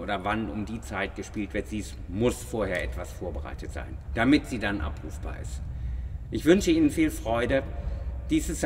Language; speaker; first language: German; native; German